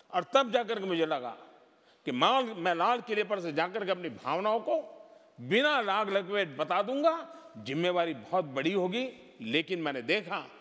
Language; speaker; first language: Hindi; non-native, local second language; Gujarati